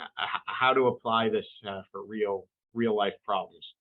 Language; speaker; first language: English; native; English